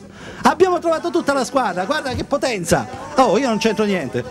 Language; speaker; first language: Italian; native; Italian